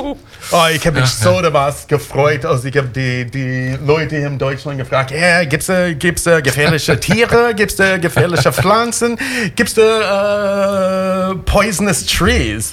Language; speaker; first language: German; non-native, fluent; English